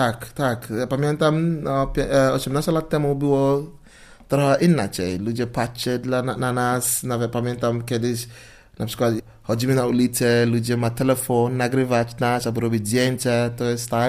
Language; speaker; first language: Polish; non-native, learner; English